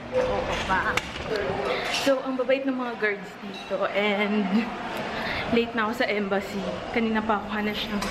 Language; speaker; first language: Filipino; native; Filipino